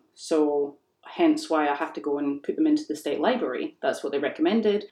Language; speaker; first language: English; native; English